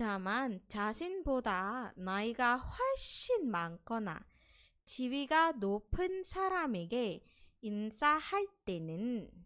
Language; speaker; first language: Korean; non-native, fluent; Indonesian